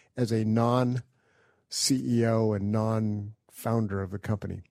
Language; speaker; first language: English; native; English